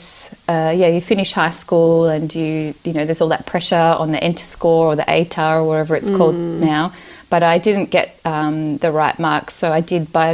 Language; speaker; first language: English; early bilingual, other home language; Romanian